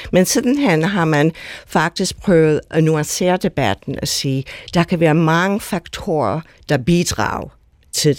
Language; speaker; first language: Danish; non-native, fluent; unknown